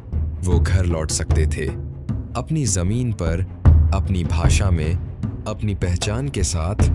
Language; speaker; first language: Hindi; native; Hindi